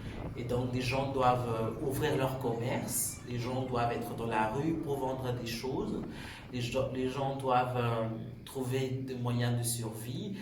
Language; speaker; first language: French; non-native, local second language; Swahili